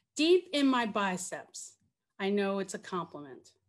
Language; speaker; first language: English; native; English